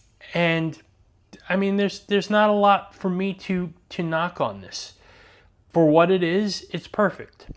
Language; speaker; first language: English; native; English